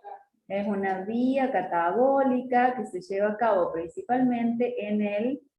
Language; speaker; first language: Spanish; native; Spanish